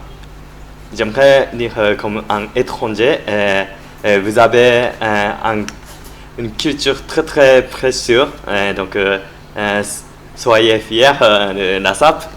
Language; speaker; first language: French; non-native, learner; Japanese